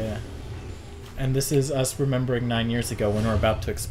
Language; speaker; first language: English; native; English